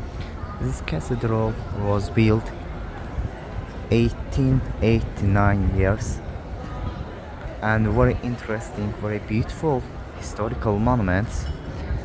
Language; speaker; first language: English; non-native, learner; Azerbaijani